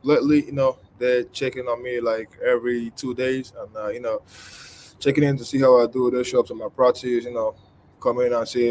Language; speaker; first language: English; non-native, local second language; Igbo